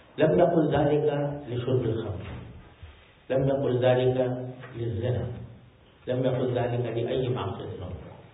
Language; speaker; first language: Arabic; non-native, fluent; Urdu